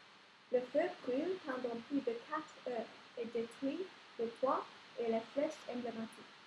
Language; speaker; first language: French; non-native, learner; English